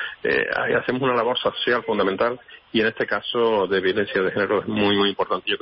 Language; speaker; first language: Spanish; native; Spanish